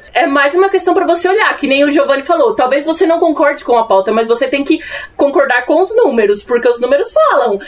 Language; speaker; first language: Portuguese; early bilingual, other home language; Spanish